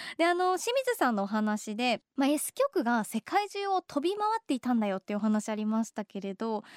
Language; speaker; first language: Japanese; native; Japanese